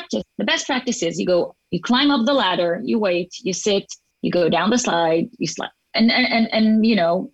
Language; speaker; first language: English; non-native, fluent; Hebrew